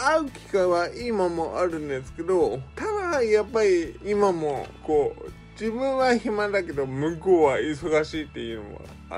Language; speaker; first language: Japanese; native; Japanese